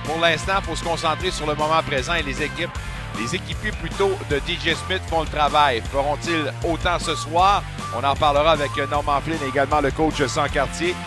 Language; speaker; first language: French; native; French